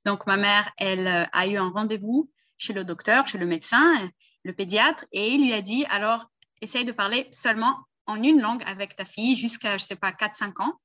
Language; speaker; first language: French; early bilingual, heritage; Portuguese